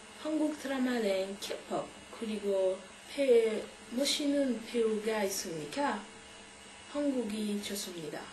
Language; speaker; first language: Korean; non-native, learner; French